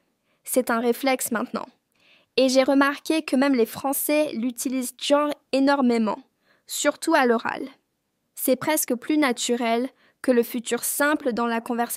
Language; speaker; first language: French; non-native, fluent; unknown